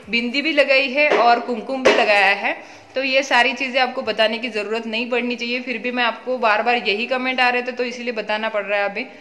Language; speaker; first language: Hindi; non-native, local second language; Marathi